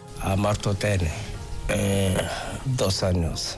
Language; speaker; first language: Spanish; non-native, learner; Arabic